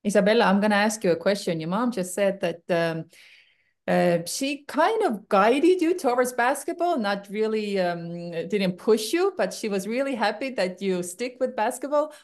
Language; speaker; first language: English; non-native, fluent; Estonian